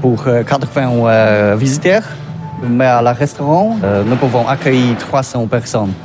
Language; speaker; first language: French; non-native, learner; Polish